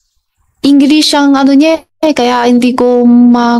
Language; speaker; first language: Filipino; non-native, learner; Chinese